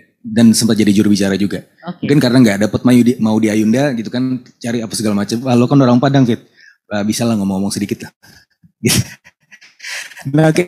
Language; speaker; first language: Indonesian; native; Indonesian